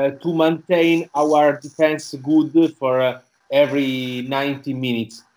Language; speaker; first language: English; non-native, learner; Italian